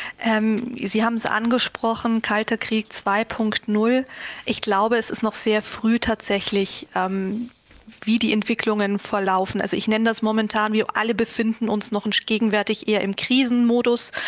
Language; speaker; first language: German; native; German